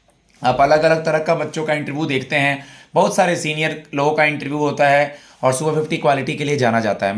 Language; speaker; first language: Hindi; native; Hindi